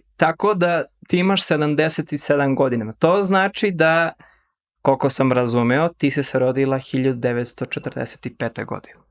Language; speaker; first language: Serbian; early bilingual, heritage; Serbian